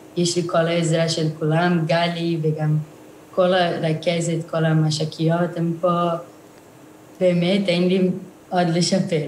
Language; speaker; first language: Hebrew; non-native, learner; Portuguese